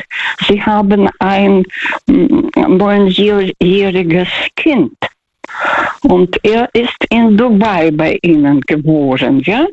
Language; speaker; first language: German; non-native, fluent; Russian